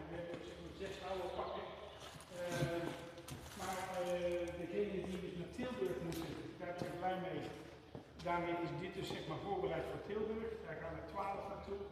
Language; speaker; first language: Dutch; native; Dutch